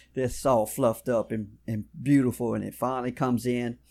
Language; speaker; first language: English; native; English